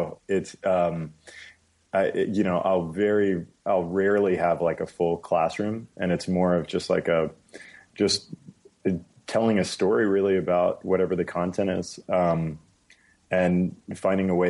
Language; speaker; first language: English; native; English